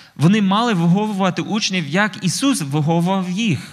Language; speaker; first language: Ukrainian; non-native, fluent; English